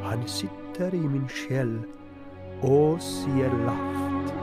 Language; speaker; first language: Norwegian; non-native, fluent; Polish